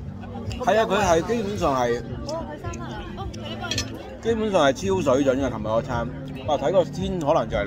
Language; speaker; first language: Cantonese; native; Cantonese